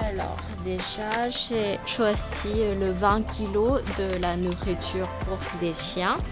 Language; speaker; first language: French; non-native, learner; Thai